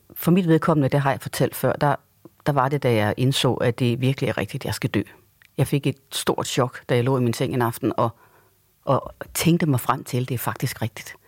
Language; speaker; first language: Danish; native; Danish